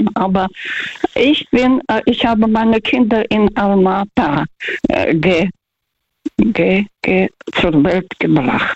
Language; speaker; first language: German; non-native, fluent; Russian